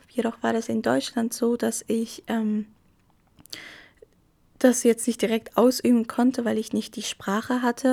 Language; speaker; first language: German; early bilingual, other home language; Arabic